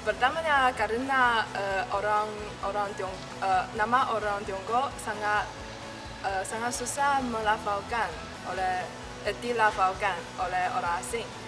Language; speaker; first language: Indonesian; non-native, learner; Chinese